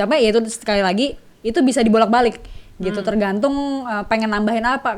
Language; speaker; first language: Indonesian; native; Indonesian